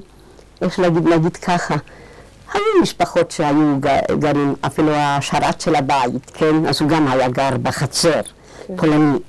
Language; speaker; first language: Hebrew; non-native, fluent; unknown